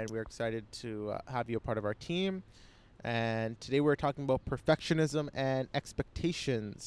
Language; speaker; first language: English; native; English